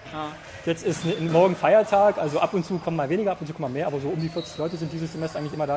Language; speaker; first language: German; native; German